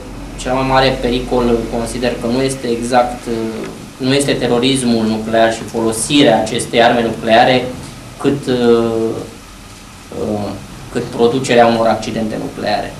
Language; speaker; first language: Romanian; native; Romanian